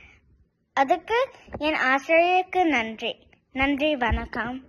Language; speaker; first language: Tamil; early bilingual, heritage; Tamil